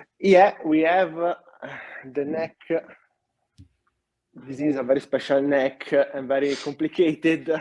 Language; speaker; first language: English; non-native, learner; Italian